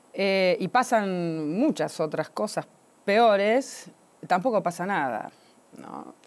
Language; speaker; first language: Spanish; native; Spanish